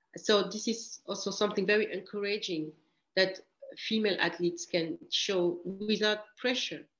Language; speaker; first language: English; early bilingual, other home language; French